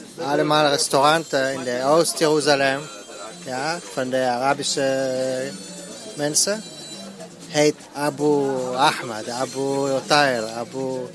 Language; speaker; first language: Dutch; non-native, learner; Hebrew